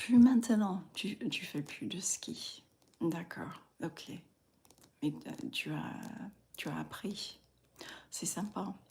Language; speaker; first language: French; non-native, fluent; English